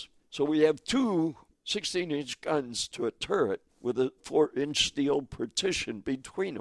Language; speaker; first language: English; native; English